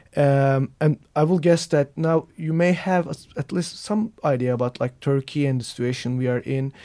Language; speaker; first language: English; non-native, fluent; Turkish